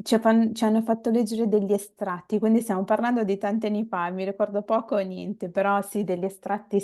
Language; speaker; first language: Italian; early bilingual, other home language; Bangla